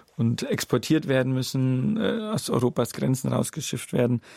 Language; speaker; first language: German; native; German